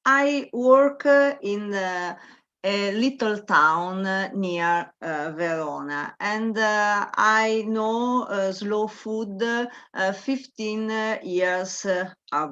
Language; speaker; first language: English; non-native, learner; Italian